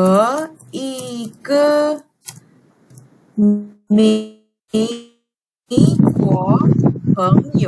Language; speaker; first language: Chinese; non-native, fluent; Indonesian